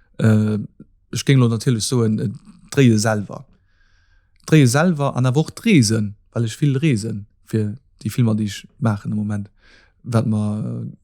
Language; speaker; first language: Luxembourgish; native; Luxembourgish